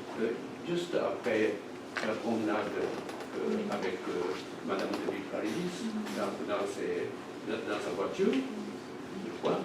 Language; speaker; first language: French; non-native, fluent; Japanese